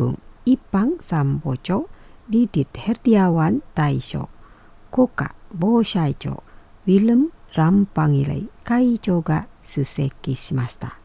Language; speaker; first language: Japanese; non-native, fluent; Indonesian